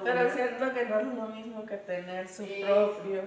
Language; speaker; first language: Spanish; early bilingual, heritage; English